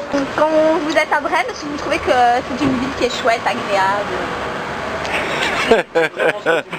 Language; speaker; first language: French; native; French